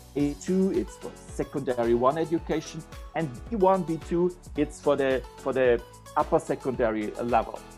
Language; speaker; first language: English; non-native, fluent; German